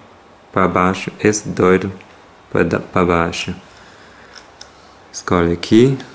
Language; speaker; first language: Portuguese; non-native, fluent; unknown